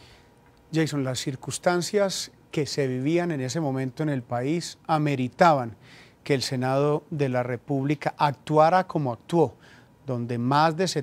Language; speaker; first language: Spanish; native; Spanish